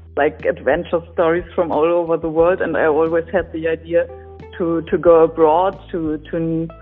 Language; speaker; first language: English; non-native, fluent; German